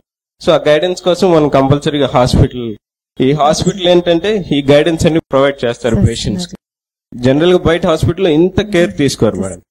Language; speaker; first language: Telugu; native; Telugu